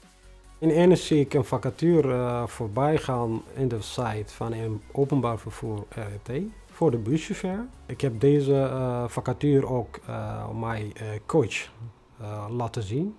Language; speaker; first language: Dutch; non-native, fluent; Tigrinya